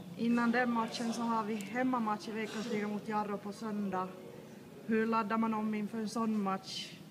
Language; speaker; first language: Swedish; native; Swedish